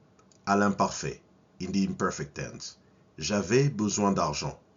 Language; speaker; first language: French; non-native, fluent; English